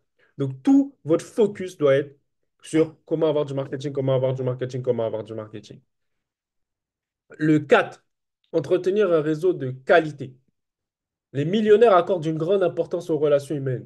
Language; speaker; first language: French; native; French